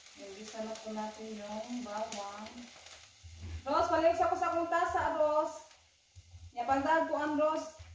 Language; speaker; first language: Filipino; non-native, local second language; Cebuano